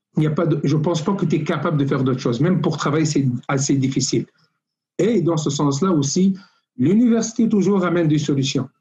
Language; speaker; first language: French; non-native, local second language; Arabic